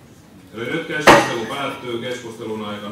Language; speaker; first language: Finnish; native; Finnish